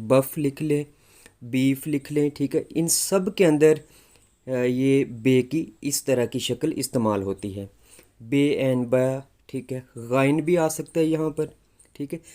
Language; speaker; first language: Urdu; non-native, local second language; Punjabi